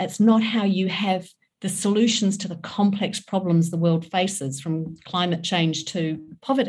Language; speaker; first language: English; native; English